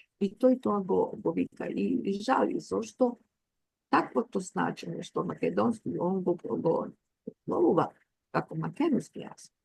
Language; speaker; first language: Macedonian; native; Macedonian